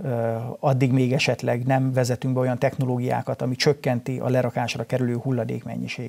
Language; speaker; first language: Hungarian; native; Hungarian